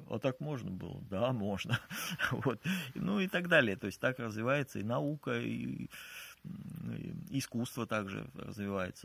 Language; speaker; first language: Russian; native; Russian